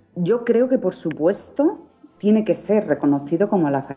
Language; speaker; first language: Spanish; native; Spanish